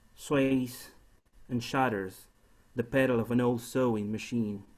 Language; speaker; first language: English; non-native, fluent; Spanish